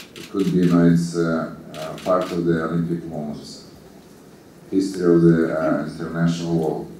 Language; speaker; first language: English; non-native, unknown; Russian